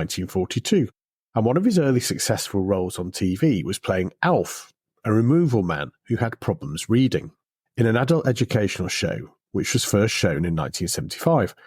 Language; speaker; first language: English; native; English